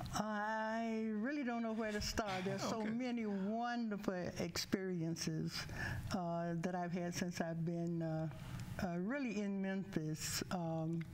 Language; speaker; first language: English; native; English